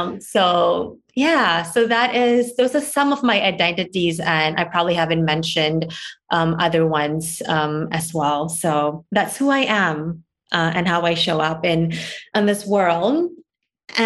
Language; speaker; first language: English; non-native, local second language; Malay